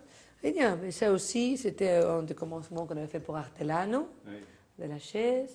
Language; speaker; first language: French; non-native, fluent; Spanish